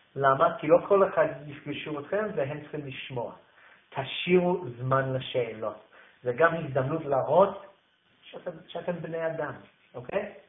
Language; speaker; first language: Hebrew; non-native, fluent; English